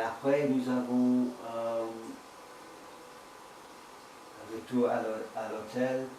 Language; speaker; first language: French; non-native, learner; English